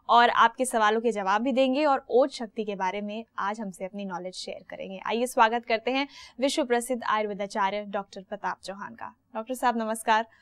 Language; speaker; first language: Hindi; native; Hindi